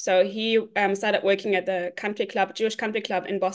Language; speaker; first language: English; non-native, fluent; German